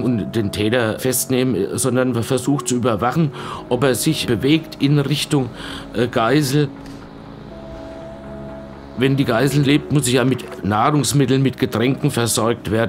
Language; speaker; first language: German; native; German